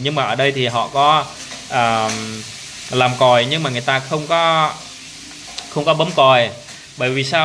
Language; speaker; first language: Vietnamese; non-native, local second language; Jarai